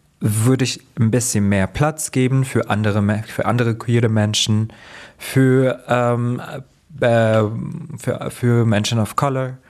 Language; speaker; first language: German; non-native, fluent; Arabic